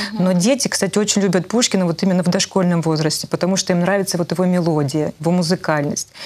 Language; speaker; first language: Russian; native; Russian